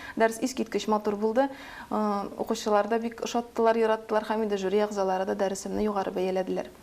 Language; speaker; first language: Tatar; native; Tatar